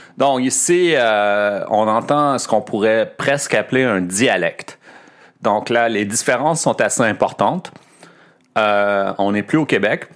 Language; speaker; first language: French; native; French